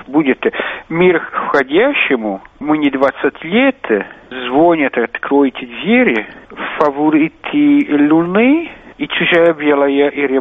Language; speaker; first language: Russian; non-native, fluent; Italian